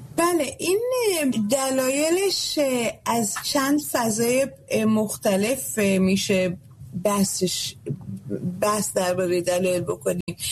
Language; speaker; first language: Persian; early bilingual, heritage; Persian